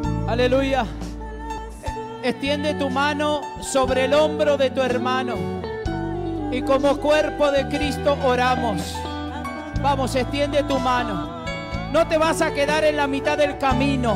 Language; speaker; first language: Spanish; native; Spanish